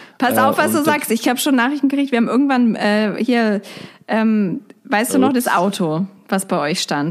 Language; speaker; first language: German; native; German